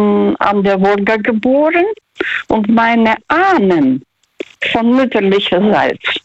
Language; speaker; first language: German; non-native, fluent; Russian